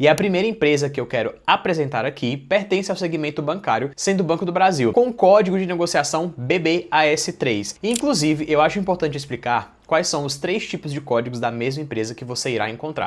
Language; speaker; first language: Portuguese; native; Portuguese